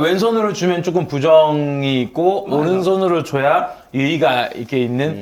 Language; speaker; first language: Korean; early bilingual, other home language; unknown